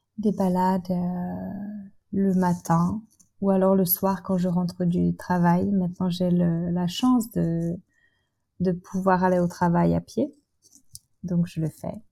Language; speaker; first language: French; non-native, fluent; Czech